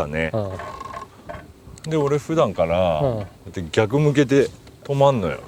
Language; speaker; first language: Japanese; native; Japanese